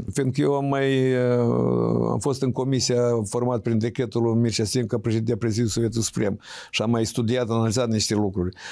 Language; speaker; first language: Romanian; native; Romanian